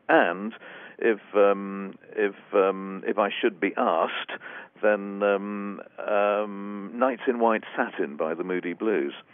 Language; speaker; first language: English; native; English